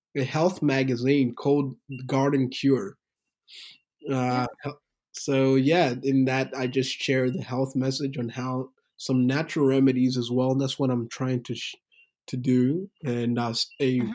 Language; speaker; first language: English; early bilingual, other home language; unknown